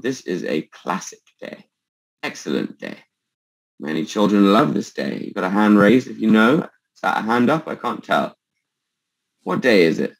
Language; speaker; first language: English; native; English